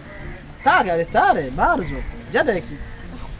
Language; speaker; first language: Polish; non-native, learner; Swahili